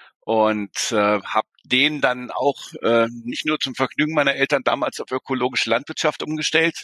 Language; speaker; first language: German; native; German